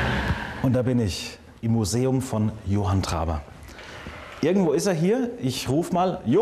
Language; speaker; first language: German; native; German